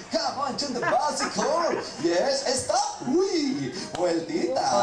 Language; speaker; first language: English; non-native, learner; Spanish